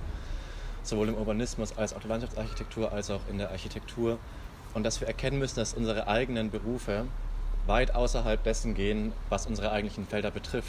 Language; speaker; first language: German; native; German